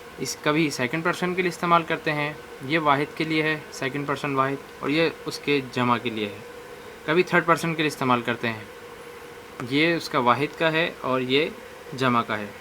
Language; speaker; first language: Urdu; native; Urdu